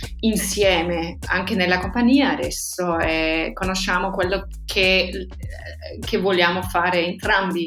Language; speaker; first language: Italian; non-native, fluent; German